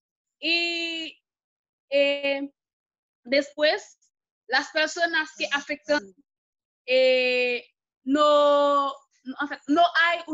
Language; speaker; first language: Spanish; non-native, fluent; Haitian Creole